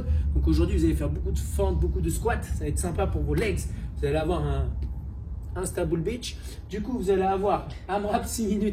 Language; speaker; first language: French; native; French